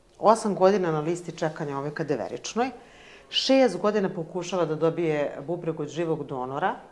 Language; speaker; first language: Serbian; native; Serbian